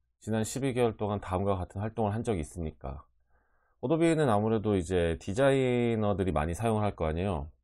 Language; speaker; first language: Korean; native; Korean